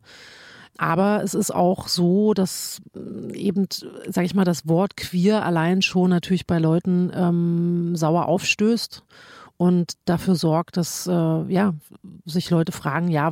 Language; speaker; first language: German; native; German